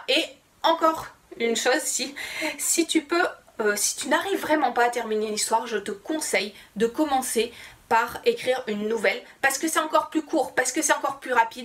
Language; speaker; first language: French; native; French